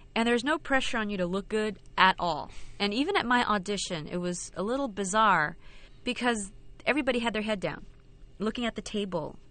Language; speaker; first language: English; non-native, local second language; Filipino